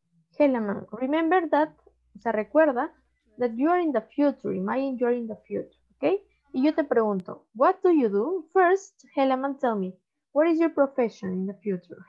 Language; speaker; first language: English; non-native, learner; Spanish